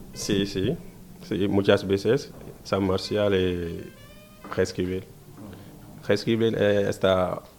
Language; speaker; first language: Spanish; non-native, learner; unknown